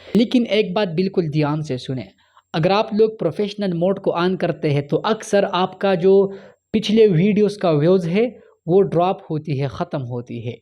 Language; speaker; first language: Urdu; non-native, local second language; Punjabi